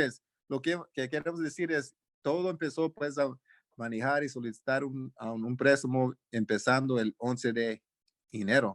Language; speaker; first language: Spanish; early bilingual, heritage; Spanish